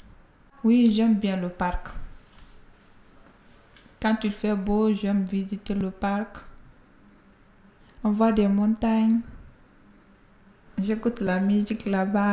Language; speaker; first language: French; non-native, learner; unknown